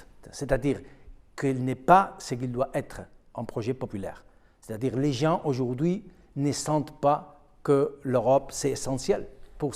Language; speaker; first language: French; non-native, fluent; Spanish